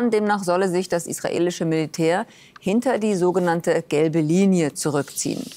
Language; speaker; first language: German; native; German